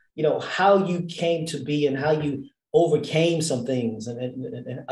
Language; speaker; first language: English; native; English